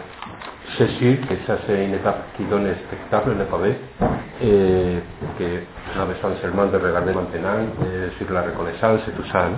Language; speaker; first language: French; non-native, fluent; Spanish